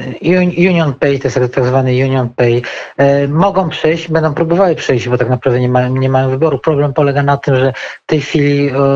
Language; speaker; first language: Polish; native; Polish